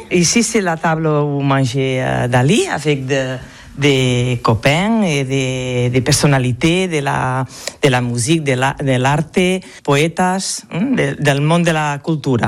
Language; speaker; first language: French; non-native, learner; Catalan